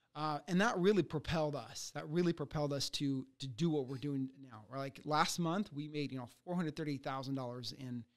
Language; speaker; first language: English; early bilingual, other home language; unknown